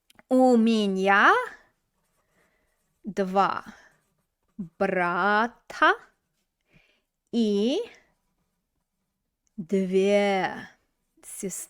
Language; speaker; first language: Russian; non-native, fluent; English